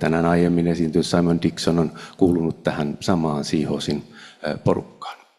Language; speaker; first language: Finnish; native; Finnish